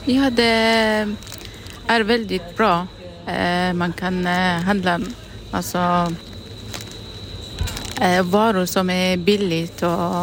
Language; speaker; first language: Swedish; non-native, learner; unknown